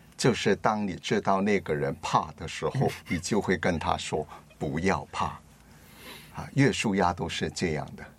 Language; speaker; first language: Chinese; non-native, local second language; Cantonese